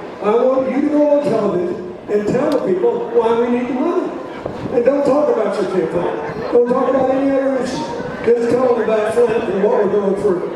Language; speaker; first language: English; native; English